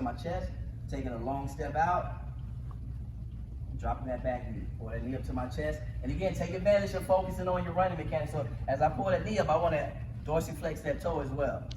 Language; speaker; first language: English; native; English